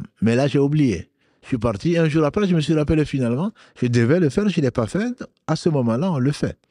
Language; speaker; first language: French; native; French